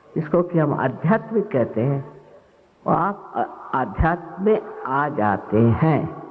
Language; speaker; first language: Hindi; non-native, local second language; Marathi